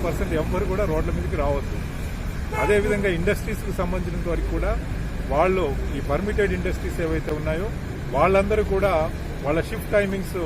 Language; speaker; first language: Telugu; native; Telugu